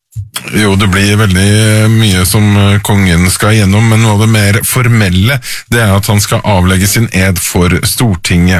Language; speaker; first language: Norwegian; native; Norwegian